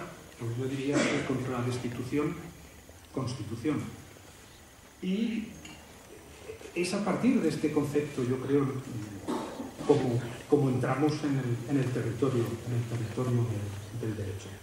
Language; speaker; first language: Spanish; native; Spanish